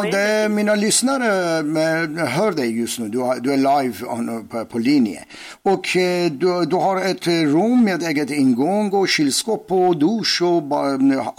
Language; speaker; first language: Swedish; non-native, fluent; Persian